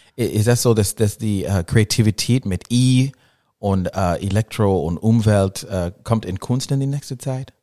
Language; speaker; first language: German; non-native, learner; English